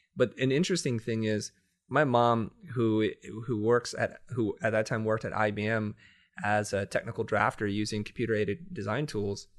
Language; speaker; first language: English; native; English